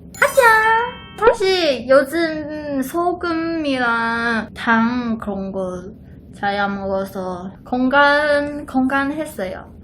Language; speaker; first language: Korean; non-native, learner; Chinese